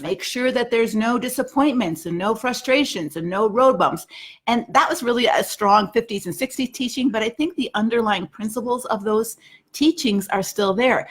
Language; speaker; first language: English; native; English